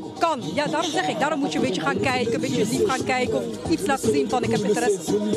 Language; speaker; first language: Dutch; early bilingual, other home language; Albanian